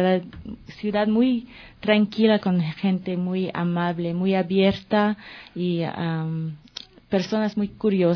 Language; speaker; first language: Spanish; non-native, fluent; French